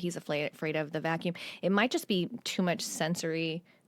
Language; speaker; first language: English; native; English